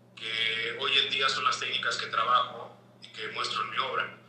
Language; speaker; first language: Spanish; native; Spanish